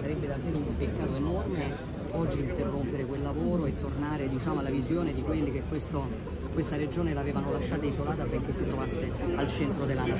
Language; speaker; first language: Italian; native; Italian